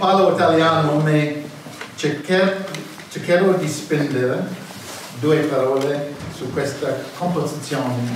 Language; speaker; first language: Italian; non-native, learner; English